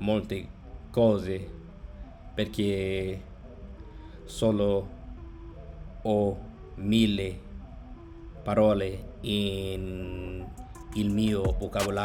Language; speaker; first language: Italian; non-native, learner; English